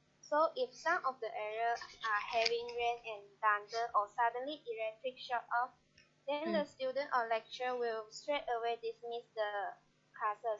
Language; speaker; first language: English; non-native, learner; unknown